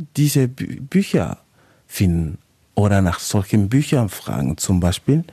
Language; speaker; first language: German; non-native, fluent; Spanish